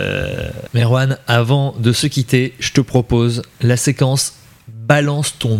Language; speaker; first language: French; native; French